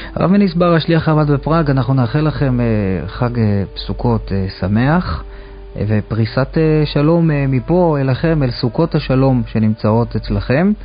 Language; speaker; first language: Hebrew; native; Hebrew